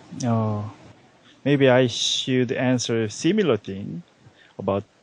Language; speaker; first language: English; non-native, learner; Korean